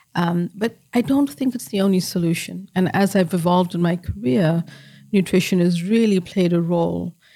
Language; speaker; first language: English; native; English